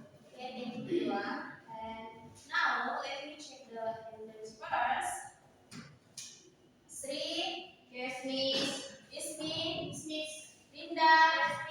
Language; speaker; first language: English; non-native, learner; Indonesian